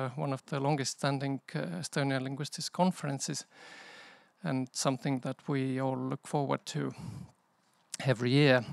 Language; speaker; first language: English; non-native, fluent; Estonian